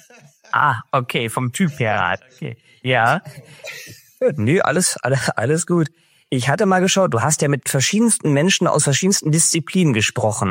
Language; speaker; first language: German; native; German